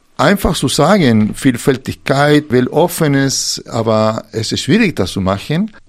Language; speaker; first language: German; non-native, fluent; Spanish